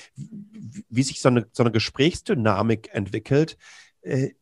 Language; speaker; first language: German; native; German